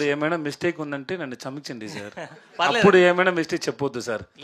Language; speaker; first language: Telugu; non-native, learner; Tamil